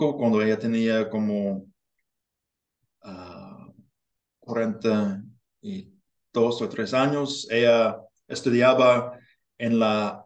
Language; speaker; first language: Spanish; non-native, learner; English